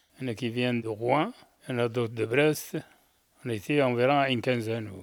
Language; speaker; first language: French; non-native, local second language; Arabic